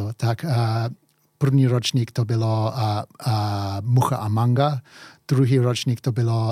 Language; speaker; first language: Czech; early bilingual, heritage; English